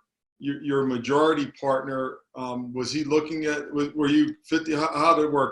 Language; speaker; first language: English; native; English